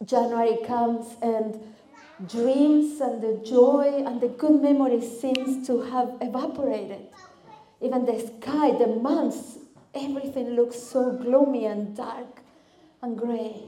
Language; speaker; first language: English; non-native, fluent; Spanish